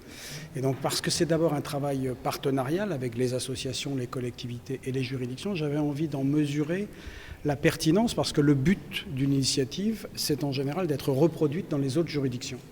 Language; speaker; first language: French; native; French